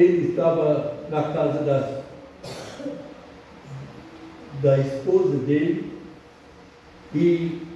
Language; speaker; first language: Portuguese; non-native, fluent; English